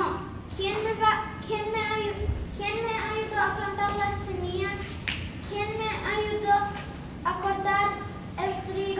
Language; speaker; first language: Spanish; non-native, learner; English